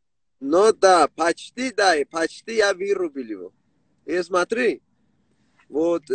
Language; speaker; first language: Russian; non-native, local second language; Persian